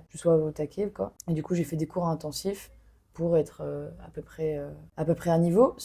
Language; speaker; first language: French; non-native, local second language; Arabic